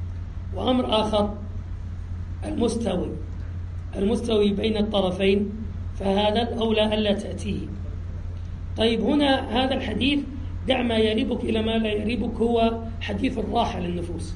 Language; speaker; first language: Arabic; native; Arabic